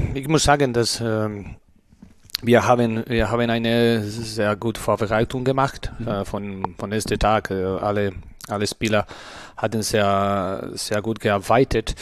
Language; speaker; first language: German; non-native, learner; Spanish